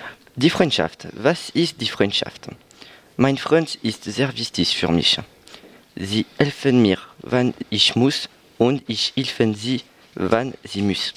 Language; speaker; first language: German; non-native, learner; French